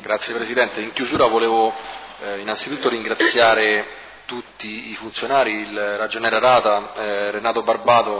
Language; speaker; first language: Italian; native; Italian